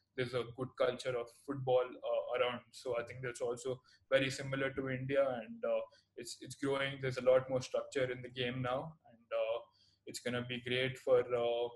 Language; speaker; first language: English; non-native, local second language; Telugu